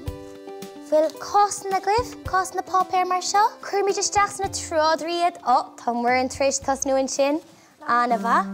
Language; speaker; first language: Irish; native; Irish